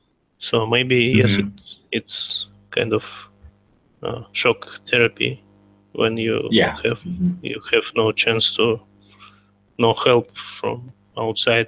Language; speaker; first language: English; non-native, learner; Russian